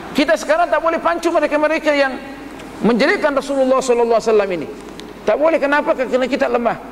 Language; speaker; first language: Malay; native; Malay